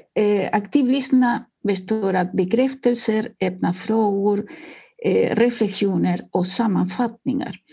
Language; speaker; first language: Swedish; non-native, fluent; Spanish